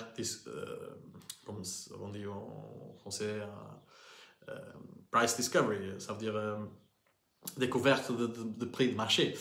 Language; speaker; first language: French; non-native, learner; Portuguese